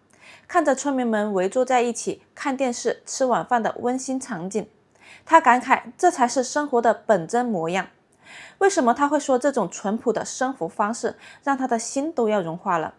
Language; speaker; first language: Chinese; native; Chinese